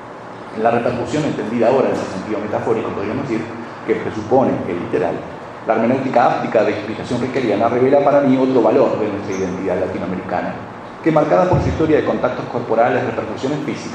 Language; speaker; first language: Spanish; native; Spanish